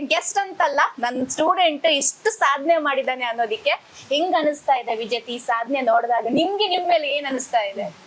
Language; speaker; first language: Kannada; non-native, local second language; Tulu